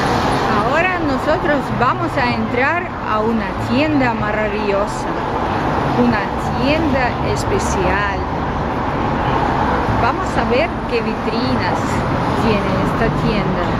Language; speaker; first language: Spanish; non-native, fluent; Russian